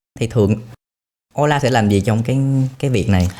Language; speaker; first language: Vietnamese; native; Vietnamese